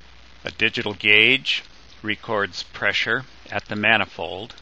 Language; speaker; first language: English; native; English